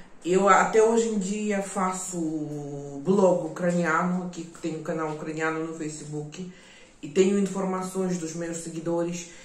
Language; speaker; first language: Portuguese; non-native, fluent; Ukrainian